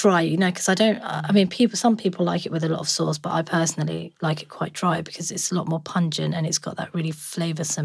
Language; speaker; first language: English; native; English